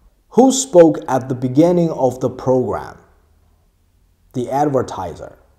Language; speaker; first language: English; non-native, fluent; Chinese